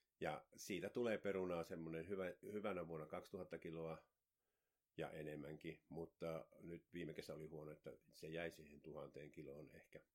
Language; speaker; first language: Finnish; native; Finnish